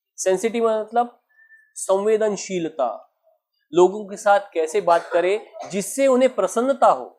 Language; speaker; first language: Hindi; non-native, local second language; Marathi